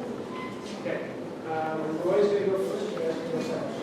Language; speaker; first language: English; native; English